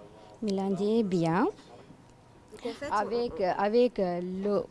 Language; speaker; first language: French; non-native, learner; Tamil